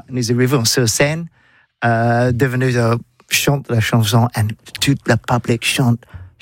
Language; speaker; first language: French; non-native, learner; English